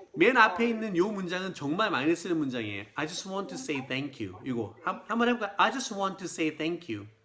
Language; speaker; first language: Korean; native; Korean